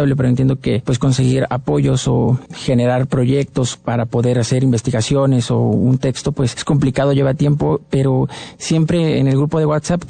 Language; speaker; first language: Spanish; native; Spanish